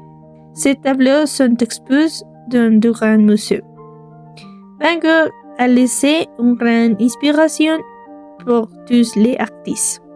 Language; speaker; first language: French; non-native, learner; Spanish